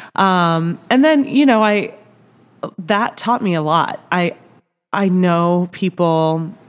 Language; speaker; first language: English; native; English